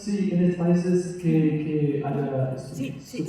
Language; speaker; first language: Spanish; non-native, fluent; Portuguese